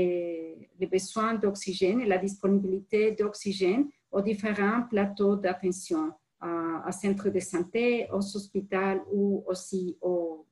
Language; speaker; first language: French; non-native, fluent; Spanish